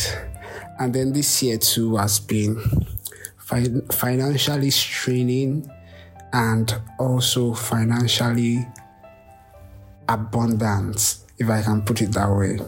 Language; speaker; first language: English; non-native, local second language; Yoruba